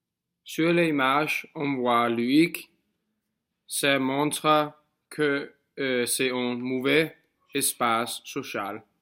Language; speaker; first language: French; non-native, learner; Danish